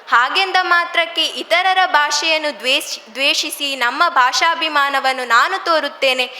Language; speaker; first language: Kannada; native; Kannada